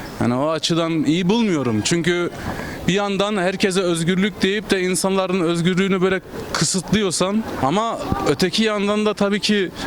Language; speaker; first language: Turkish; early bilingual, heritage; Turkish